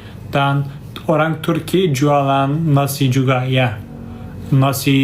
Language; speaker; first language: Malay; non-native, learner; Turkish